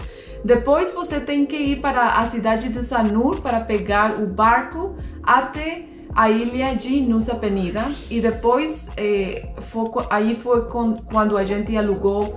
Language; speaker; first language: Portuguese; non-native, fluent; Spanish